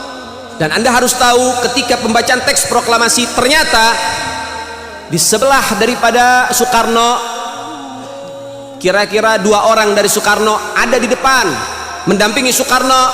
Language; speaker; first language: Indonesian; native; Indonesian